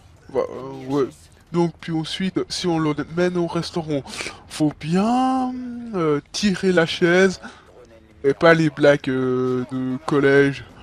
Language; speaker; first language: French; native; French